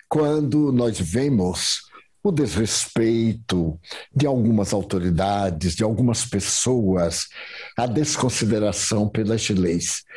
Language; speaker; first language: Portuguese; native; Portuguese